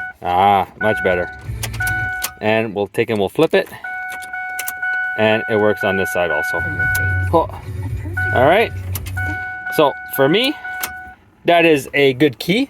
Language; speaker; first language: English; native; English